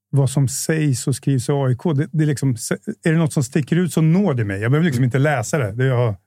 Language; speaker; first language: Swedish; native; Swedish